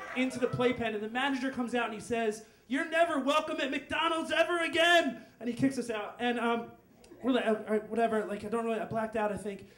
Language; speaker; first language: English; native; English